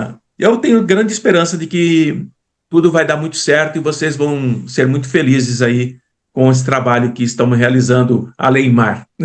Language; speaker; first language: Portuguese; native; Portuguese